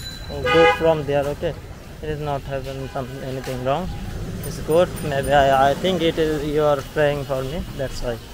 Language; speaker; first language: English; non-native, learner; Bangla